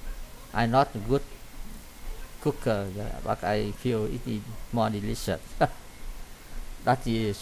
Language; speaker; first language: English; non-native, learner; Vietnamese